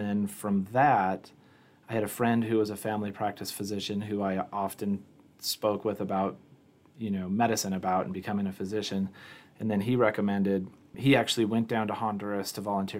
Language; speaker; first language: English; native; English